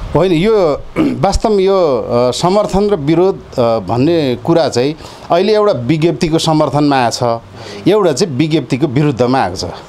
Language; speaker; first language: Nepali; non-native, local second language; Eastern Tamang